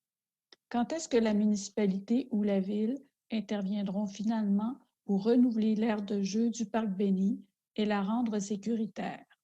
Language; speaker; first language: French; native; French